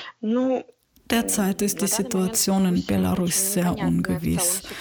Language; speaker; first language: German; non-native, fluent; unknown